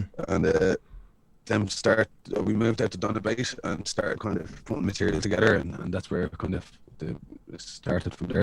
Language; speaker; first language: English; native; English